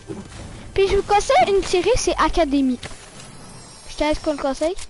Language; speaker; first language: French; native; French